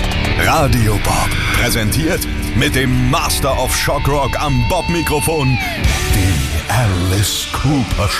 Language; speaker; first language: German; native; German